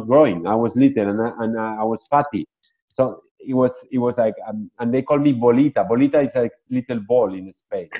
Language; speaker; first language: English; non-native, fluent; Spanish